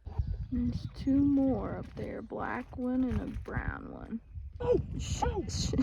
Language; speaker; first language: English; native; English